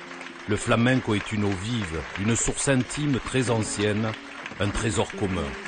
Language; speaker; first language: French; native; French